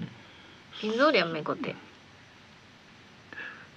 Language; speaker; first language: Japanese; native; Japanese